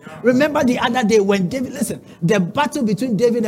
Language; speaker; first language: English; non-native, local second language; Ga